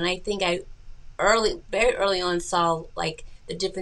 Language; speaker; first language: English; native; English